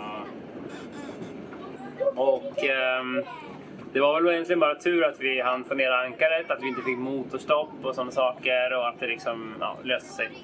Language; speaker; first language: Swedish; native; Swedish